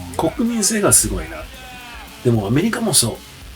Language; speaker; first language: Japanese; early bilingual, heritage; English